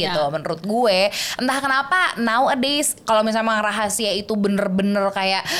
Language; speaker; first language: Indonesian; non-native, fluent; German